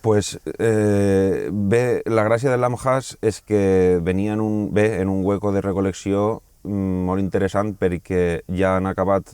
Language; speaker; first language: Catalan; native; Catalan